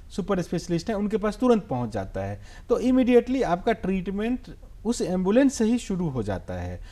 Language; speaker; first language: Hindi; native; Hindi